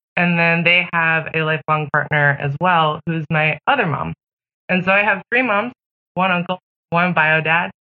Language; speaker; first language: English; native; English